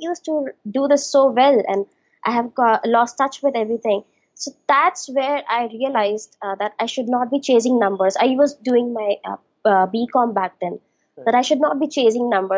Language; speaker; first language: English; non-native, local second language; Hindi